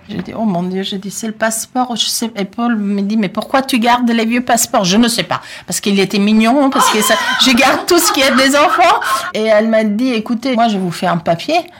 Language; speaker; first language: French; non-native, fluent; Italian